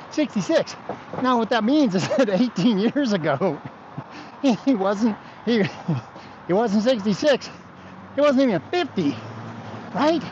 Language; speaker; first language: English; native; English